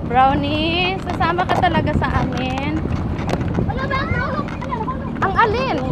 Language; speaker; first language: Filipino; non-native, local second language; Cebuano